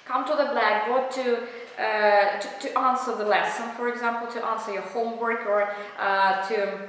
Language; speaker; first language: English; non-native, fluent; Russian